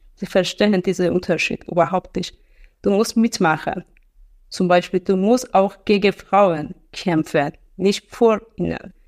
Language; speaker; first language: German; non-native, fluent; Persian